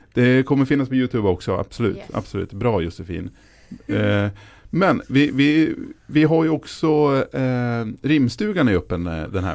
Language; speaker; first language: Swedish; native; Swedish